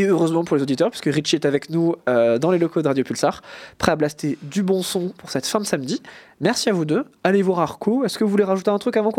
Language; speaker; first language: French; native; French